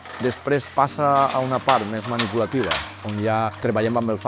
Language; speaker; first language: Catalan; native; Catalan